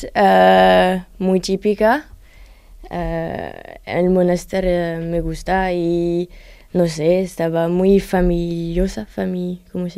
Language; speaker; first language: Spanish; non-native, learner; French